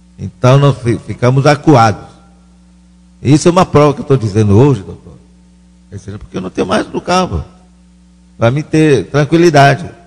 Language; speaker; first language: Portuguese; non-native, local second language; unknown